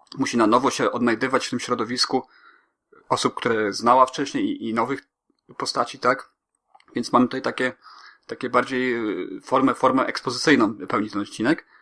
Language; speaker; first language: Polish; native; Polish